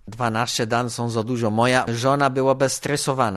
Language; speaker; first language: Polish; non-native, learner; Italian